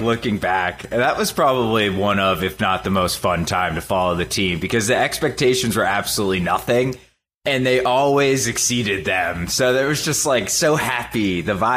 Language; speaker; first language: English; native; English